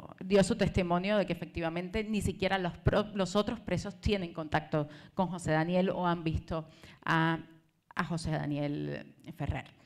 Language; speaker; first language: Spanish; native; Spanish